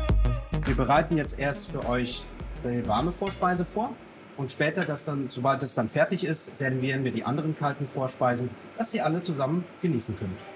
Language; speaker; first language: German; native; German